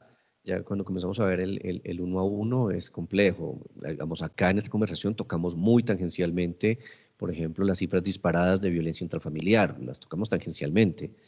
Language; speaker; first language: Spanish; native; Spanish